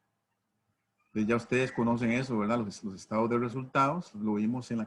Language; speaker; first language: Spanish; native; Spanish